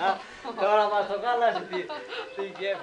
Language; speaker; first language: Greek; non-native, learner; Albanian